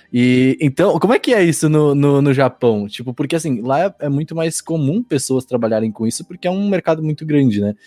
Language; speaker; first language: Portuguese; native; Portuguese